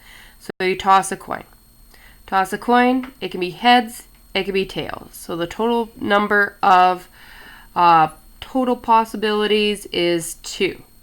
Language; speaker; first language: English; native; English